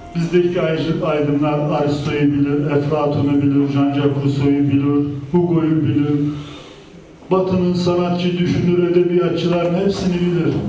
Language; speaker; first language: Turkish; native; Turkish